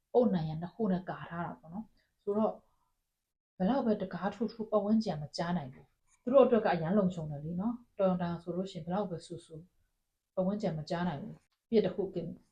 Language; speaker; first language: Burmese; non-native, local second language; Tedim Chin